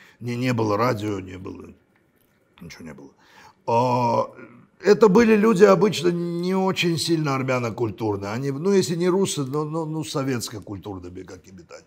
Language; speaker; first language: Russian; non-native, local second language; Armenian